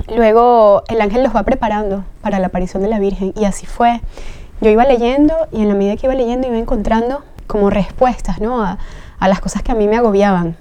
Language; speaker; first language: Spanish; native; Spanish